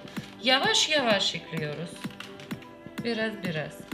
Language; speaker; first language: Turkish; non-native, learner; Russian